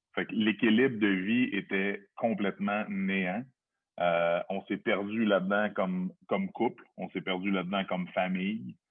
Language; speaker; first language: French; native; French